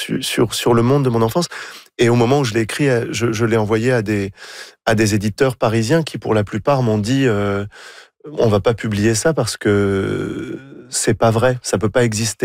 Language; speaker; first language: French; native; French